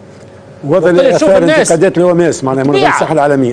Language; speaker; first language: Arabic; native; Arabic